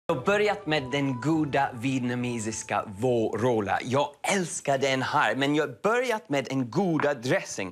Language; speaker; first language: Swedish; non-native, learner; English